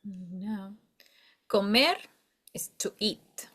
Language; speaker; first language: English; non-native, learner; Spanish